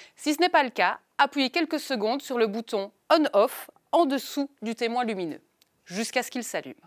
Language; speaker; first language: French; native; French